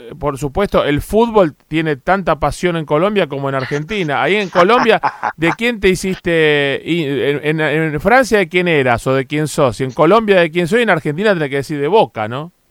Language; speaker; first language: Spanish; native; Spanish